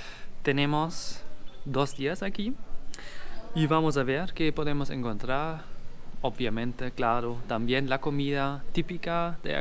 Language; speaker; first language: Spanish; non-native, learner; German